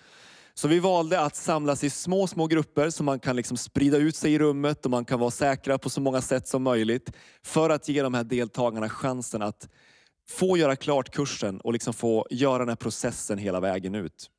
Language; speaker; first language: Swedish; native; Swedish